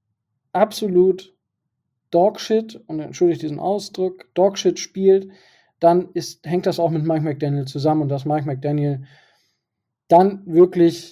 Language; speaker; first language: German; native; German